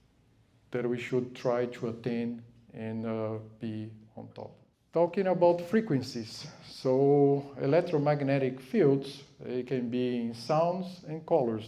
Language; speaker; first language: English; non-native, fluent; Portuguese